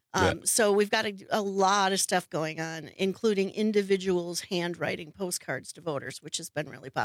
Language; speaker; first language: English; native; English